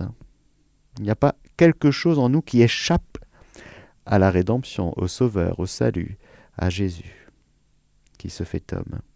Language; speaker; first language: French; native; French